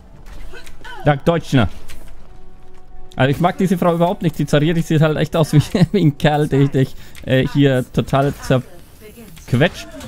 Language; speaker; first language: German; native; German